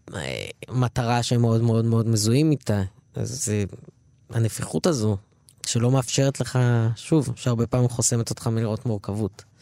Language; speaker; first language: Hebrew; early bilingual, other home language; Arabic